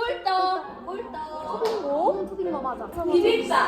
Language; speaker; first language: Korean; non-native, learner; Turkish